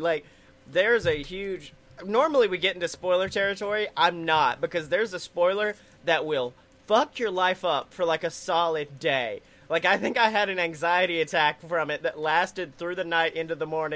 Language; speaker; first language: English; native; English